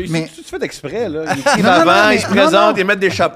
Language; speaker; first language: French; native; French